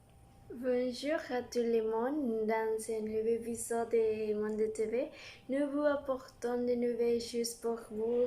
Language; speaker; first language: French; non-native, learner; Spanish